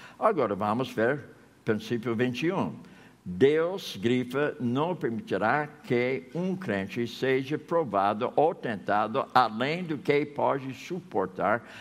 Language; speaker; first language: Portuguese; non-native, fluent; English